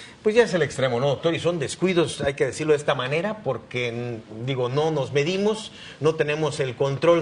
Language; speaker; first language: Spanish; native; Spanish